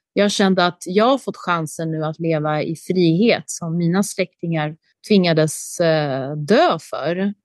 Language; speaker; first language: Swedish; early bilingual, other home language; Albanian